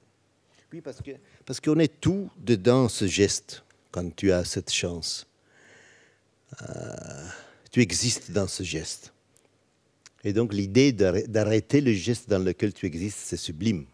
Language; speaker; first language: French; non-native, learner; Italian